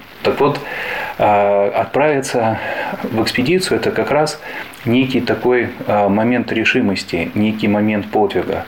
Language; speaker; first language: Russian; native; Russian